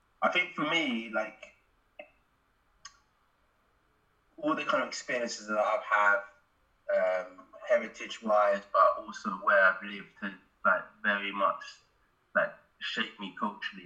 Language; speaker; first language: English; native; English